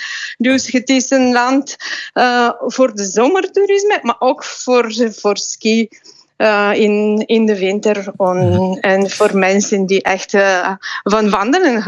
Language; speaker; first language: Dutch; non-native, fluent; Bulgarian